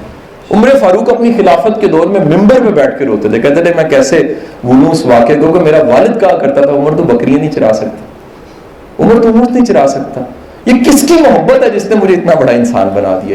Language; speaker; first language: Urdu; native; Urdu